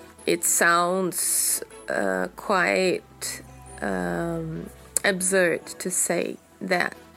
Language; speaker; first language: English; non-native, fluent; Portuguese